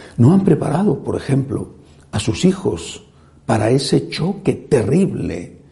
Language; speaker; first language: Spanish; native; Spanish